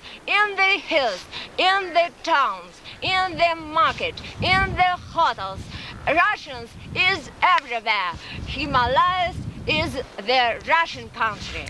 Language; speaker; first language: English; non-native, learner; Russian